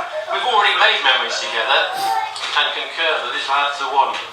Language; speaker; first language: English; native; English